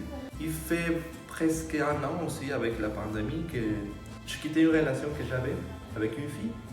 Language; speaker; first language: French; non-native, fluent; Spanish